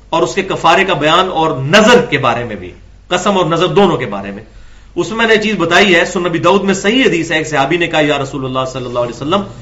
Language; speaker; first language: Urdu; non-native, local second language; Punjabi